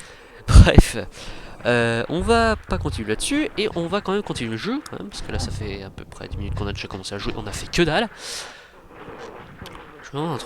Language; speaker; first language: French; native; French